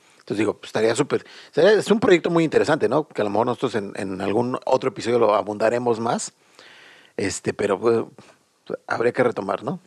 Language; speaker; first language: Spanish; native; Spanish